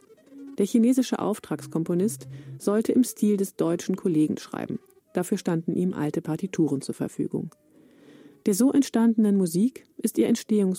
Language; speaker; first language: German; native; German